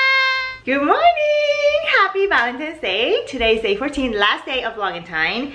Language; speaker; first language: English; non-native, fluent; Spanish